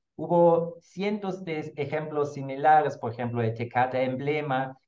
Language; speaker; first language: Spanish; non-native, fluent; German